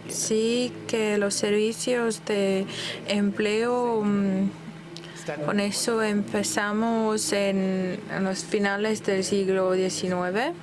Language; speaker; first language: Spanish; non-native, fluent; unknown